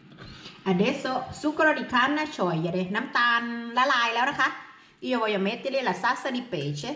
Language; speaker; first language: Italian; non-native, learner; Thai